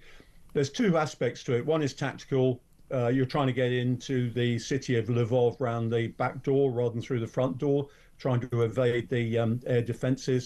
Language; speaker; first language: English; native; English